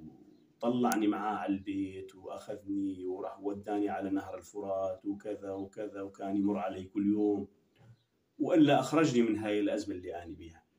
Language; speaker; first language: Arabic; native; Arabic